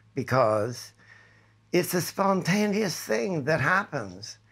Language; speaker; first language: English; native; English